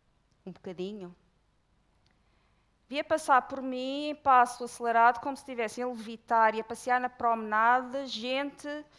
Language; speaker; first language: Portuguese; native; Portuguese